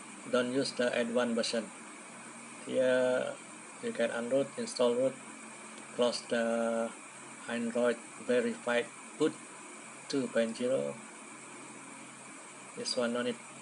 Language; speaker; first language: English; non-native, local second language; Malay